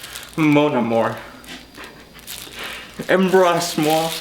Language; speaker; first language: French; non-native, learner; English